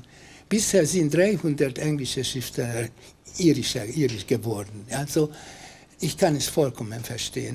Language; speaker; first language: German; non-native, fluent; Hungarian